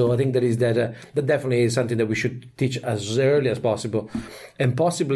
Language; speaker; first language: English; non-native, fluent; Italian